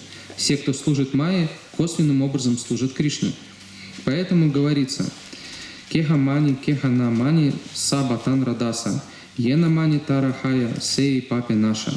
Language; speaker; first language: Russian; native; Russian